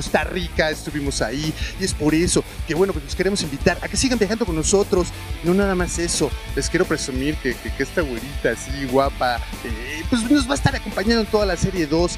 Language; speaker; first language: Spanish; native; Spanish